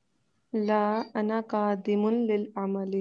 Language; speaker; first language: Arabic; non-native, learner; Urdu